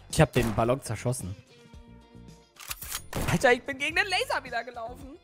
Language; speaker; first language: German; native; German